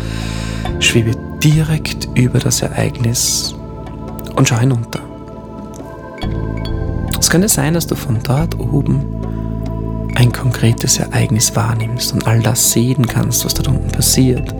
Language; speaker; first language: German; native; German